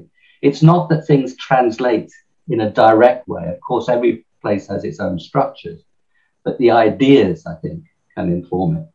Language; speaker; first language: English; native; English